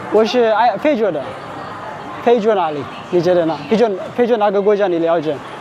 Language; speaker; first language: Chinese; non-native, learner; Amharic